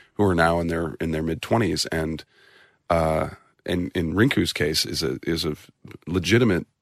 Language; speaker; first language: English; native; English